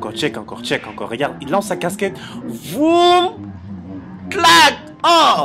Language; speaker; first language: French; native; French